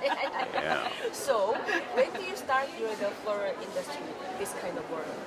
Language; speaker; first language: English; non-native, learner; Korean